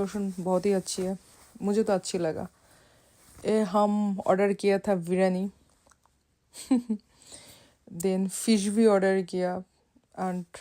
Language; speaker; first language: Hindi; non-native, local second language; Bangla